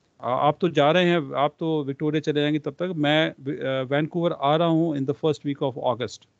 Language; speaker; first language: Hindi; non-native, local second language; Punjabi